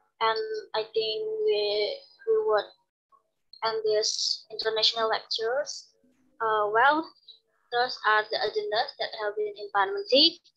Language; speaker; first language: English; non-native, learner; Indonesian